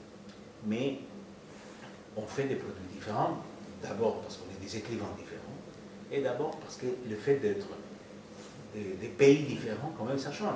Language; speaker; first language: French; non-native, fluent; Spanish